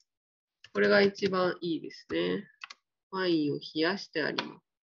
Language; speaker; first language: Japanese; non-native, fluent; Vietnamese